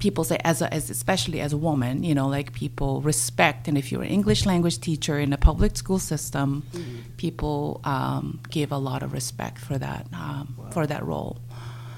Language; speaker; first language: English; non-native, fluent; Korean